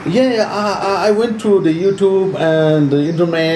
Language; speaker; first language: English; non-native, learner; Nepali